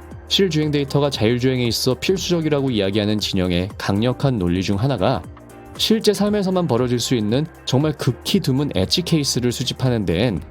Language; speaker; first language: Korean; native; Korean